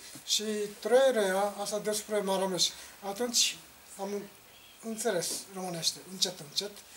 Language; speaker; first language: Romanian; non-native, learner; Japanese